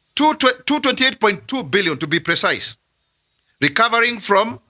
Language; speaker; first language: English; non-native, local second language; Kikuyu